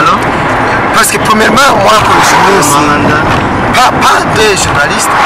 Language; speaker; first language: French; non-native, learner; Rundi